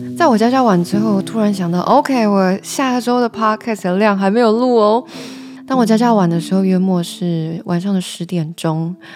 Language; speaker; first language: Chinese; native; Chinese